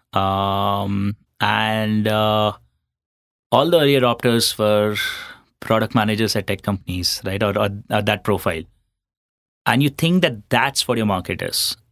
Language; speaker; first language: English; non-native, local second language; Hindi